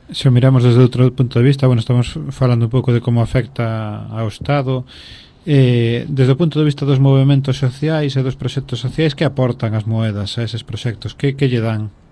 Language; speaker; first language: Galician; non-native, local second language; Spanish